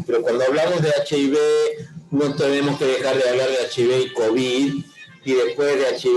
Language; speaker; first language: Spanish; native; Spanish